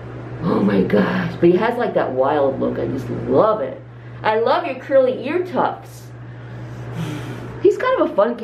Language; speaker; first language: English; native; English